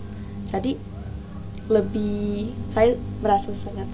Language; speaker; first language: Indonesian; non-native, learner; English